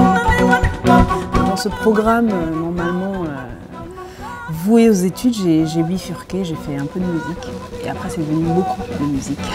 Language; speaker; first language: French; non-native, local second language; Lingala